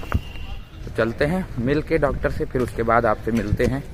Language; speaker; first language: Hindi; native; Hindi